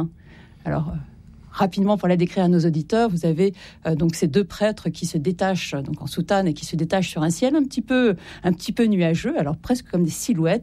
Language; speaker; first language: French; native; French